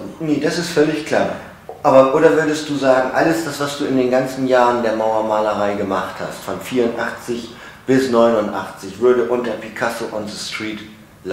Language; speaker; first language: German; native; German